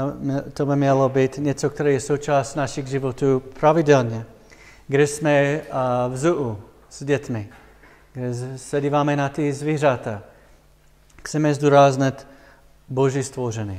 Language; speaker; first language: Czech; non-native, fluent; English